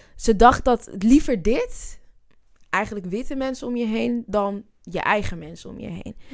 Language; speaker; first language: Dutch; native; Dutch